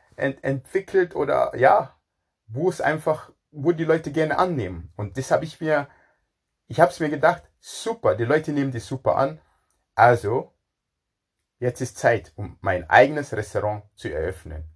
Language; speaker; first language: German; non-native, fluent; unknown